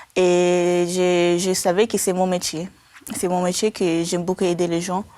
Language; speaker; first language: French; non-native, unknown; Tibetan